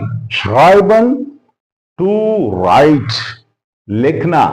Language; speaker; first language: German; non-native, fluent; Urdu